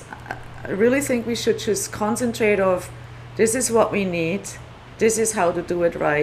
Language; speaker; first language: English; non-native, fluent; Swiss German